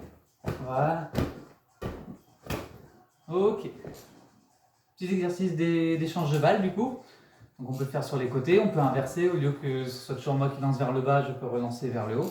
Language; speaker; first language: French; native; French